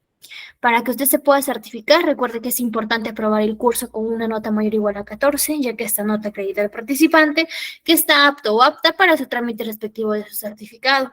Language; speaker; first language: Spanish; native; Spanish